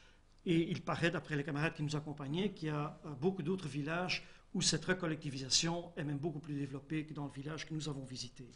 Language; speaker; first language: French; native; French